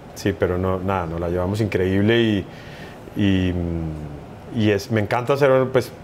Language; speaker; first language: Spanish; native; Spanish